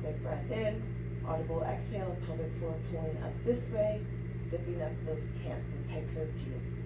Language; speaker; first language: English; native; English